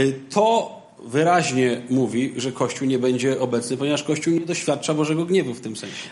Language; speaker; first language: Polish; native; Polish